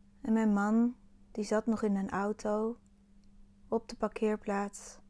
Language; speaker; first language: Dutch; native; Dutch